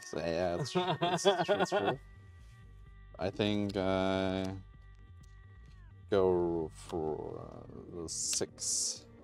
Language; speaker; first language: English; non-native, learner; German